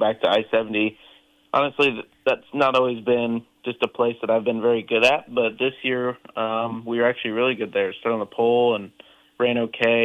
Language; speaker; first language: English; native; English